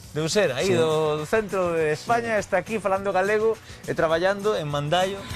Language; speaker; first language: Galician; native; Galician